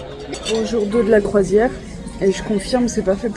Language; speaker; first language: French; native; French